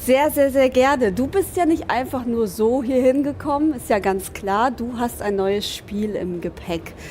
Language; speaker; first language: German; native; German